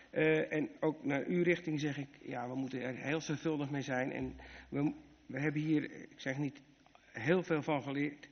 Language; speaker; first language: Dutch; native; Dutch